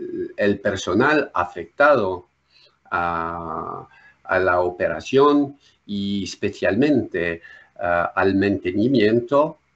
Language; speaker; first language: Spanish; non-native, learner; French